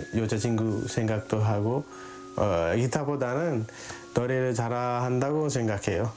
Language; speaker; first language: Korean; non-native, fluent; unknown